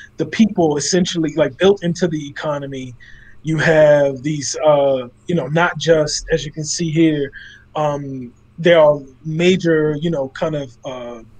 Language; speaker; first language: English; native; English